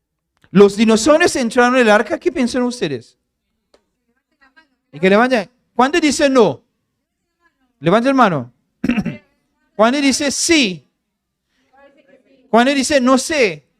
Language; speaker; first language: Spanish; non-native, fluent; English